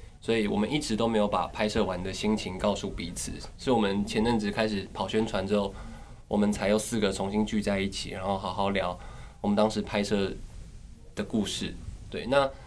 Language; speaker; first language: Chinese; native; Chinese